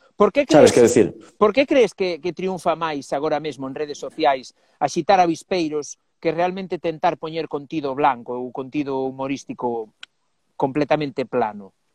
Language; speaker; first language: Galician; non-native, local second language; Spanish